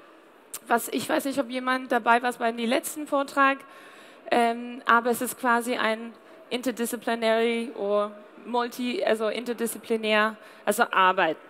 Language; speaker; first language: German; non-native, fluent; English